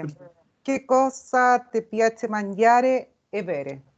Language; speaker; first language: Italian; non-native, learner; Spanish